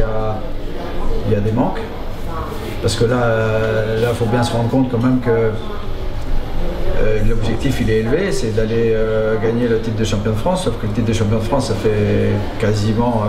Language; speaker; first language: French; native; French